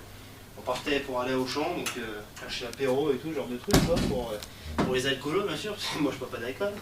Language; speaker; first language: French; native; French